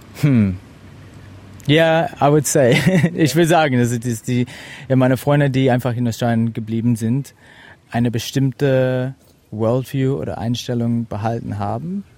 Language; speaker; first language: German; non-native, fluent; English